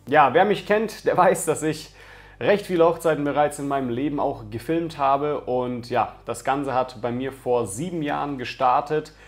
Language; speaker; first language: German; native; German